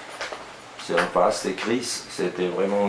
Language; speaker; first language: French; non-native, learner; German